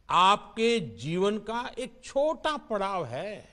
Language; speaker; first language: Hindi; non-native, local second language; Gujarati